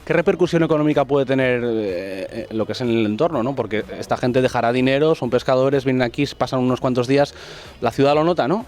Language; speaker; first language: Spanish; native; Spanish